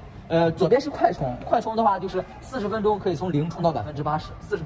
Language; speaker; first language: Chinese; native; Chinese